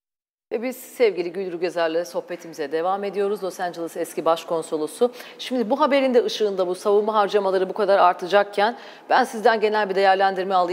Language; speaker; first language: Turkish; native; Turkish